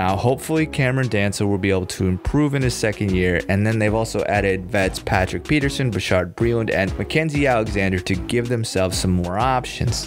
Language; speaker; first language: English; native; English